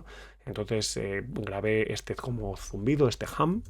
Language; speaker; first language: Spanish; native; Spanish